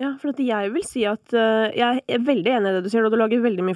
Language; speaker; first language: Norwegian; native; Norwegian